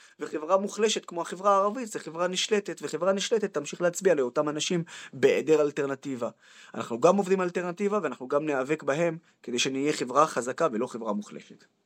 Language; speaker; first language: Hebrew; non-native, local second language; Arabic